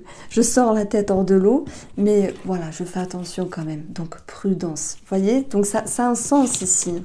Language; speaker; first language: French; native; French